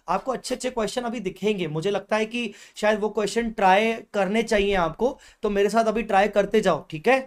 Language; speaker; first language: Hindi; native; Hindi